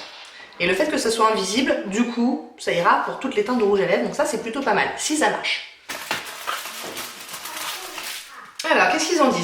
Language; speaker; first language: French; native; French